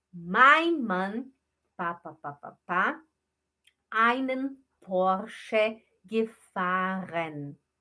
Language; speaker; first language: German; non-native, fluent; Portuguese